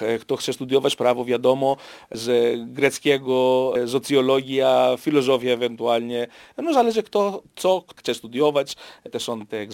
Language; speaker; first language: Polish; non-native, fluent; Greek